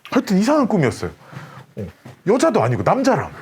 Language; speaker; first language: Korean; native; Korean